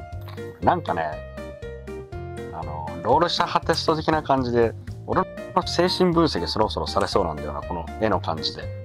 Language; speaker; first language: Japanese; native; Japanese